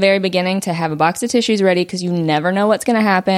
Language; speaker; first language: English; early bilingual, other home language; Vietnamese